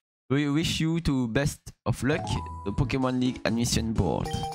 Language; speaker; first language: English; non-native, learner; French